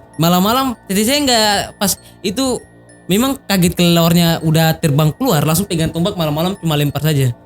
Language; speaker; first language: Indonesian; native; Indonesian